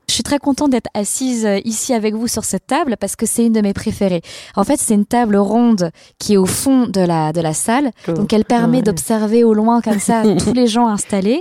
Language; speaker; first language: French; native; French